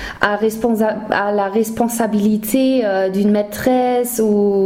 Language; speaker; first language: French; non-native, fluent; German